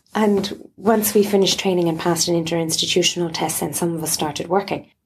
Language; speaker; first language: English; native; English